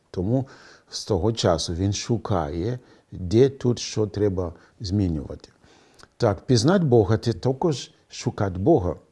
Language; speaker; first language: Ukrainian; non-native, fluent; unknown